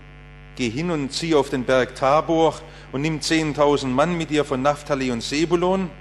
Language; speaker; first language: German; native; German